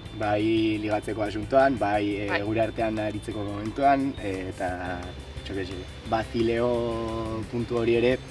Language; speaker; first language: Basque; non-native, local second language; Spanish